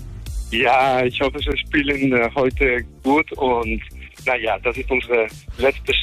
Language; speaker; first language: German; non-native, fluent; Spanish